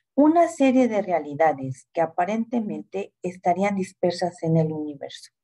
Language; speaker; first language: Spanish; native; Spanish